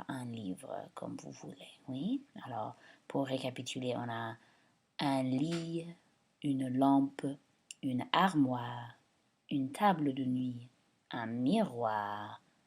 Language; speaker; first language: French; non-native, fluent; English